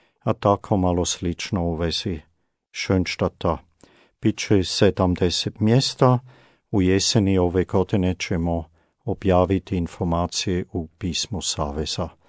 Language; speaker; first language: Croatian; non-native, fluent; German